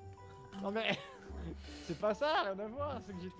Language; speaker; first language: French; native; French